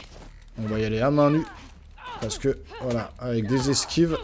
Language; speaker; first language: French; native; French